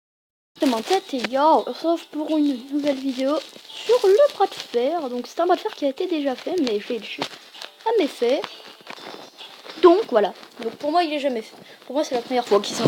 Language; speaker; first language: French; native; French